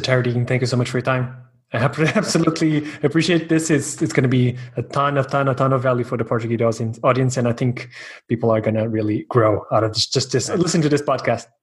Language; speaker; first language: English; non-native, fluent; Portuguese